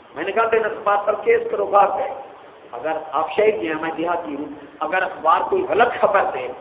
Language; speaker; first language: Urdu; non-native, local second language; Punjabi